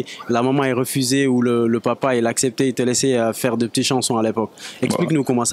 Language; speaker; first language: French; non-native, local second language; Wolof